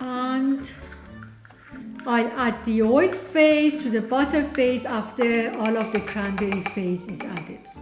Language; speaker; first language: English; non-native, fluent; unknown